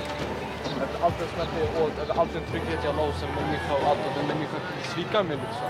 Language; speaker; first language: Swedish; non-native, fluent; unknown